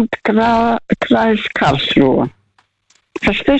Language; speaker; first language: German; non-native, fluent; Russian